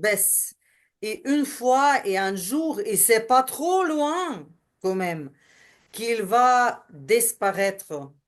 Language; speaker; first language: French; non-native, learner; Ukrainian